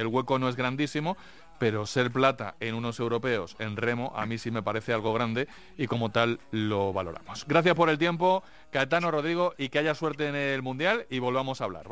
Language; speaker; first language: Spanish; native; Spanish